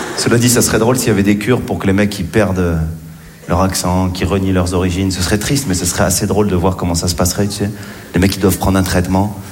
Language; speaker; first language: French; non-native, local second language; Arabic